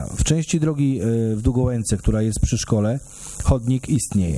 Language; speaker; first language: Polish; native; Polish